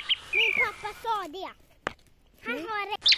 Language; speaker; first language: Swedish; early bilingual, other home language; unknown